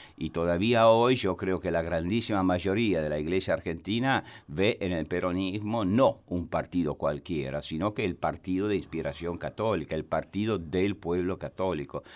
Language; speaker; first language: Spanish; non-native, fluent; Italian